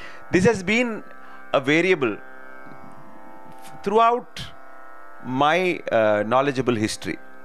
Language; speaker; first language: English; non-native, local second language; Tamil